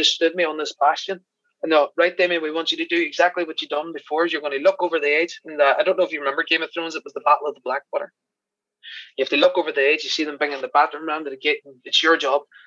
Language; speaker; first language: English; native; English